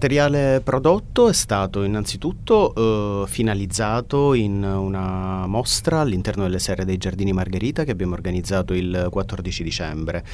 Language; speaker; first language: Italian; native; Italian